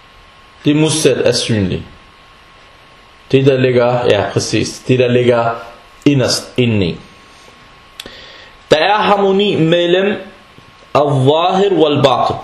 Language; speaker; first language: Danish; non-native, fluent; Arabic